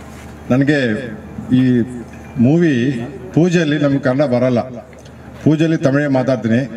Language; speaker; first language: Kannada; non-native, learner; Tamil